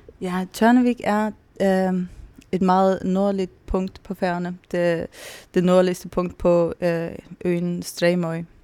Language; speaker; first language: Danish; non-native, local second language; Faroese